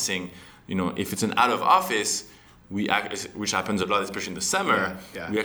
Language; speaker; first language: English; non-native, fluent; French